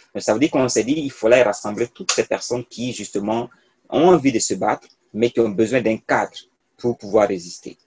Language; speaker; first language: French; non-native, local second language; Mossi